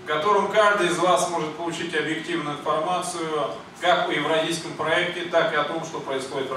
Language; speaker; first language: Russian; native; Russian